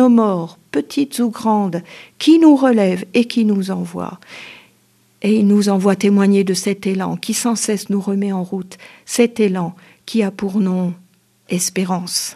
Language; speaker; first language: French; native; French